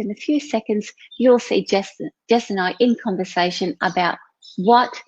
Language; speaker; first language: English; native; English